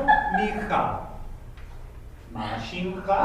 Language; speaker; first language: Hebrew; non-native, fluent; English